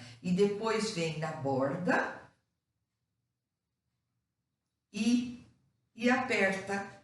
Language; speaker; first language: Portuguese; native; Portuguese